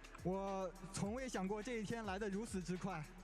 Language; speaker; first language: Chinese; native; Chinese